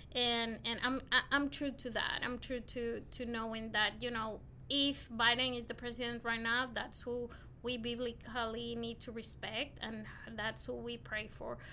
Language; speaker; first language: English; non-native, fluent; Spanish